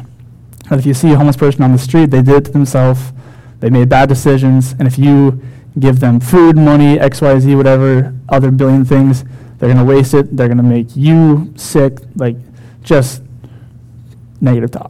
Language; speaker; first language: English; native; English